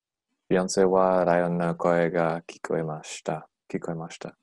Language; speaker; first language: Japanese; non-native, learner; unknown